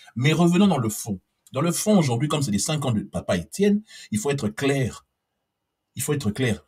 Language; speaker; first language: French; non-native, local second language; Lingala